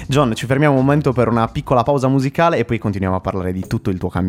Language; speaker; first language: Italian; native; Italian